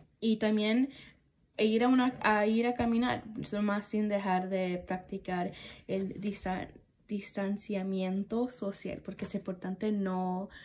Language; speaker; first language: Spanish; early bilingual, heritage; Spanish